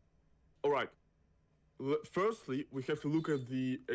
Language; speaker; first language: English; non-native, learner; Russian